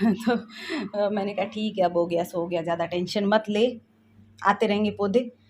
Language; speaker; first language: Hindi; native; Hindi